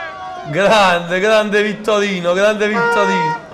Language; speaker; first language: Italian; native; Italian